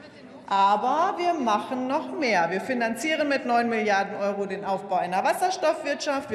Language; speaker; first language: German; native; German